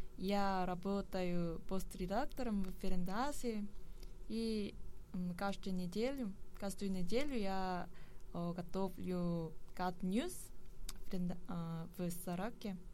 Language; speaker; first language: Russian; non-native, learner; Korean